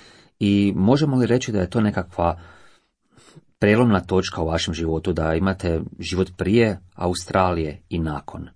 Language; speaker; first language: Croatian; native; Croatian